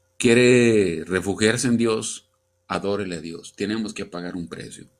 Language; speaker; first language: Spanish; native; Spanish